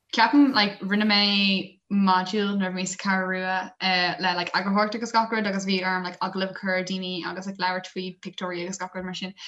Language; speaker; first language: Irish; non-native, local second language; English